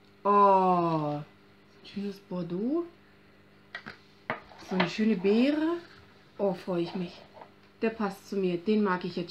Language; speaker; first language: German; native; German